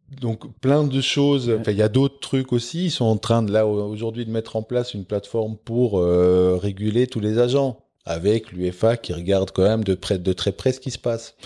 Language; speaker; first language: French; non-native, local second language; Dutch